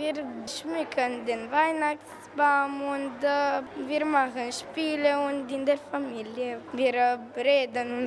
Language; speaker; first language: German; non-native, local second language; Romanian